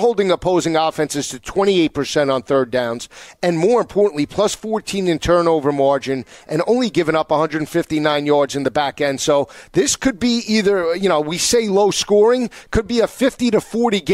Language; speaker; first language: English; native; English